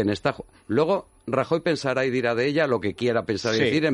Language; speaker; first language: Spanish; native; Spanish